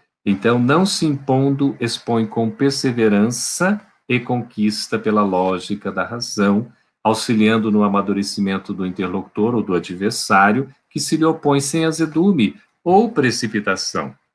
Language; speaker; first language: Portuguese; native; Portuguese